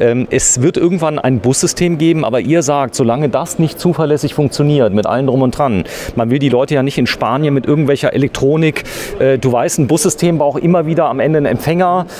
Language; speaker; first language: German; native; German